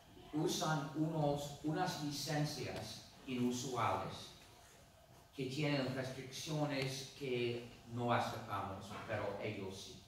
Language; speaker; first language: Spanish; non-native, fluent; English